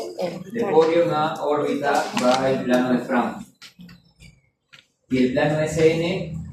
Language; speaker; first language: Spanish; native; Spanish